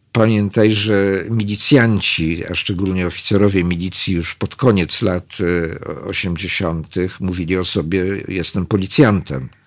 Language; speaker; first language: Polish; native; Polish